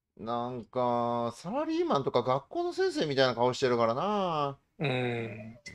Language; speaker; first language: Japanese; native; Japanese